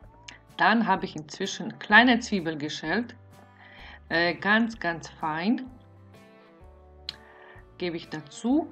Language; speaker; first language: German; non-native, fluent; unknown